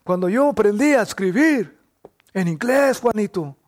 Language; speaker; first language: Spanish; early bilingual, heritage; Spanish